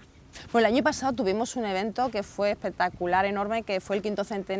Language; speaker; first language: Spanish; native; Spanish